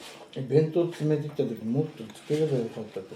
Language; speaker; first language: Japanese; native; Japanese